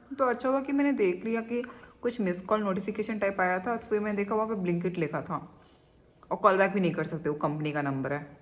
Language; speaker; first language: Hindi; non-native, local second language; Kannada